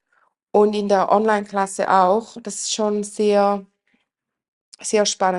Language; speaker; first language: German; native; German